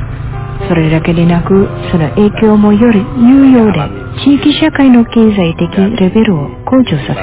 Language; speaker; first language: Japanese; non-native, fluent; Indonesian